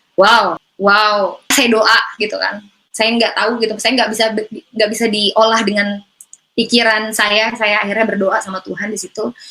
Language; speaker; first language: Indonesian; native; Indonesian